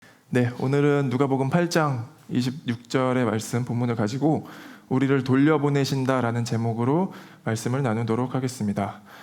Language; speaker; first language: Korean; native; Korean